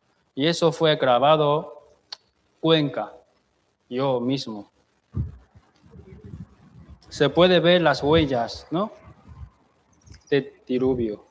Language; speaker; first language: Spanish; non-native, fluent; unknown